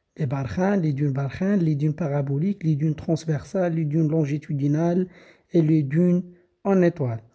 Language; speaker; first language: French; non-native, local second language; Arabic